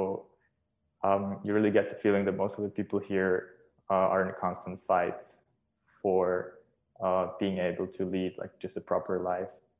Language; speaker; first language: English; non-native, fluent; Serbian